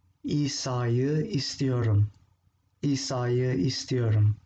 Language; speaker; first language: Turkish; non-native, fluent; English